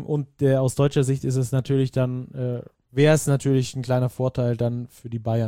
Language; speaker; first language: German; native; German